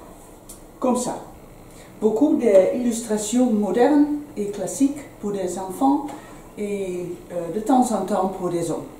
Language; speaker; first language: French; non-native, learner; Dutch